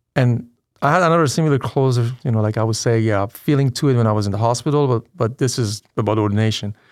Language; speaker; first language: English; non-native, fluent; Persian